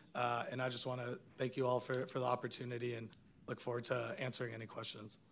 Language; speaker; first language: English; non-native, fluent; Hebrew